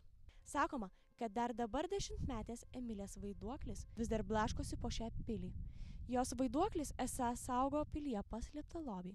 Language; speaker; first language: Lithuanian; native; Lithuanian